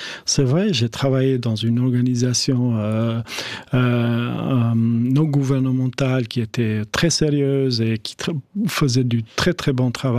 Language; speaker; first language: French; non-native, fluent; Albanian